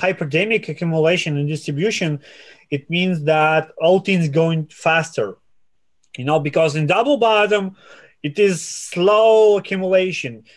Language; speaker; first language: English; non-native, fluent; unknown